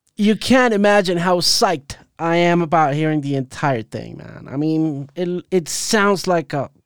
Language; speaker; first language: English; non-native, fluent; Spanish